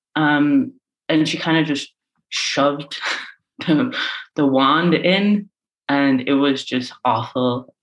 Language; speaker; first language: English; native; English